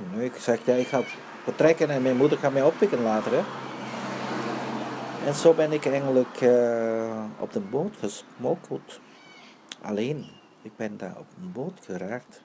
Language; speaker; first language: Dutch; early bilingual, other home language; Vietnamese